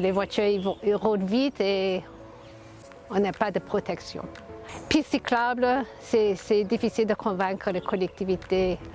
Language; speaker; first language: French; non-native, fluent; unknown